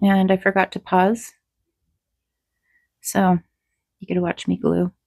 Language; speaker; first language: English; native; English